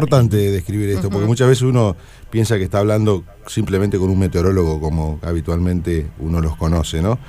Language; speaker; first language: Spanish; native; Spanish